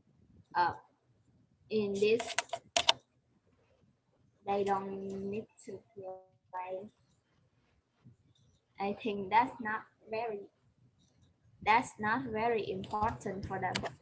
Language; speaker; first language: English; non-native, learner; Vietnamese